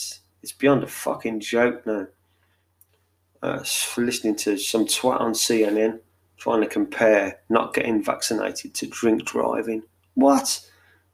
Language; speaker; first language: English; native; English